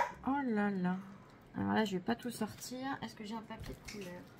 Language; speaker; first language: French; native; French